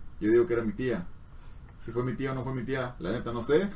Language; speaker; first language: Spanish; native; Spanish